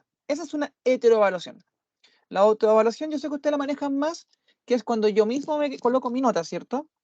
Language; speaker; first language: Spanish; native; Spanish